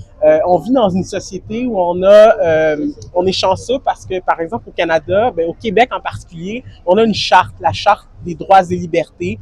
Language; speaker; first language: French; native; French